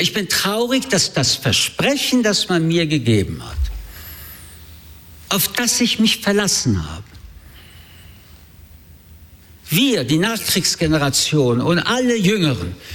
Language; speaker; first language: German; early bilingual, other home language; French